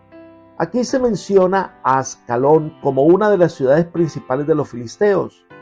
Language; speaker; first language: Spanish; native; Spanish